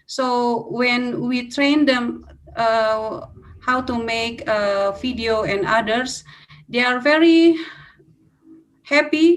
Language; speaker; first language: English; non-native, fluent; Indonesian